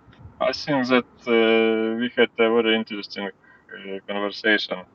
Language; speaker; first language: English; non-native, learner; Ukrainian